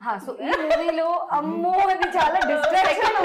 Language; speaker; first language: Telugu; non-native, fluent; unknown